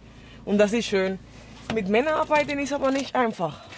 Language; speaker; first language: German; non-native, fluent; Spanish